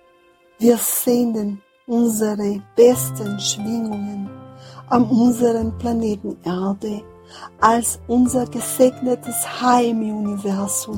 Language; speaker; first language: German; non-native, fluent; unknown